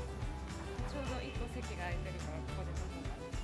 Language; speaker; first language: Japanese; native; Japanese